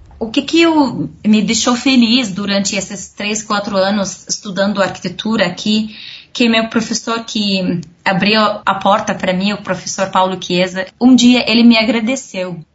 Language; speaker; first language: Portuguese; non-native, fluent; Arabic